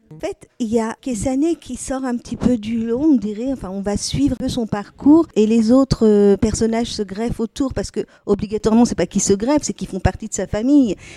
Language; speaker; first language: French; native; French